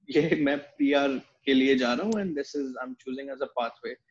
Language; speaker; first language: Hindi; native; Hindi